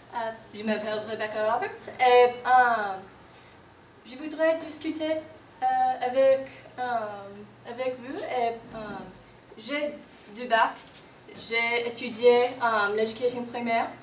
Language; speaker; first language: French; non-native, learner; English